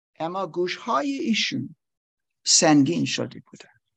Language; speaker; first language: Persian; non-native, learner; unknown